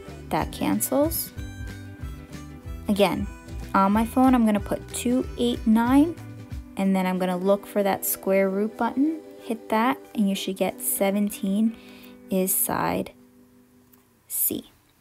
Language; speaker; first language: English; native; English